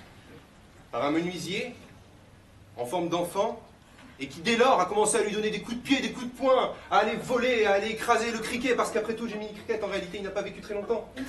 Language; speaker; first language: French; native; French